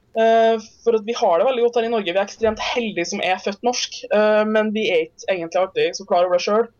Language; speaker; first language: Norwegian; native; Norwegian